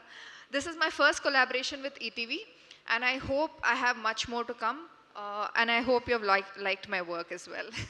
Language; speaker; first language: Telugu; non-native, local second language; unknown